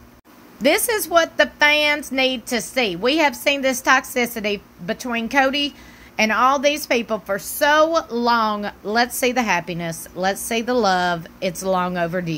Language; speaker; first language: English; native; English